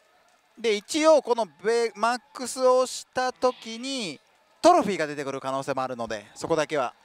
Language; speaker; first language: Japanese; native; Japanese